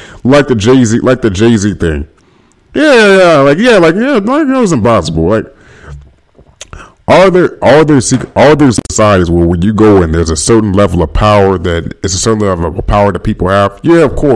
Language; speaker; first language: English; native; English